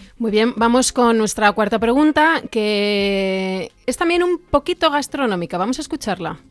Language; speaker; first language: Spanish; native; Spanish